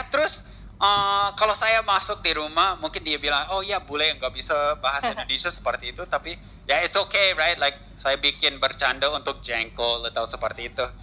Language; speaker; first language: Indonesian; non-native, learner; English